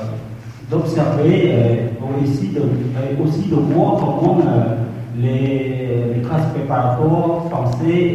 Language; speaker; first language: French; non-native, fluent; Khmer